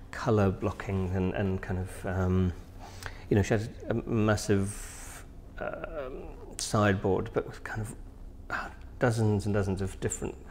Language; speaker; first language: English; native; English